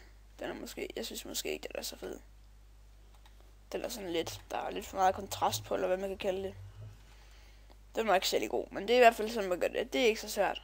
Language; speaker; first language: Danish; native; Danish